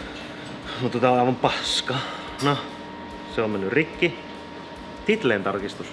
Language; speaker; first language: Finnish; native; Finnish